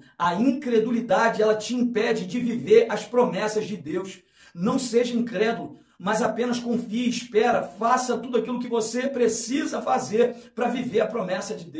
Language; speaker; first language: Portuguese; native; Portuguese